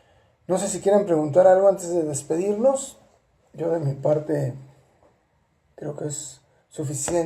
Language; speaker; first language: Spanish; native; Spanish